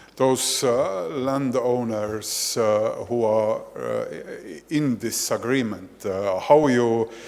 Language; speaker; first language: English; non-native, fluent; Estonian